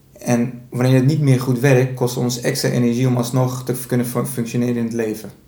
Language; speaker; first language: Dutch; early bilingual, other home language; Persian